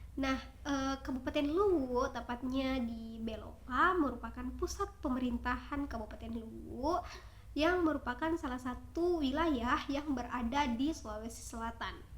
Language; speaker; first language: Indonesian; native; Indonesian